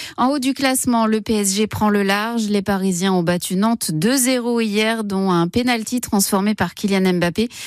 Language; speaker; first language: French; native; French